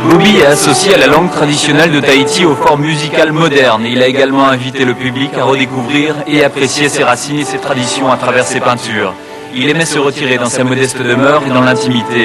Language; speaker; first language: French; native; French